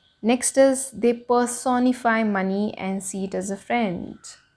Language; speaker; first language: English; non-native, local second language; Marathi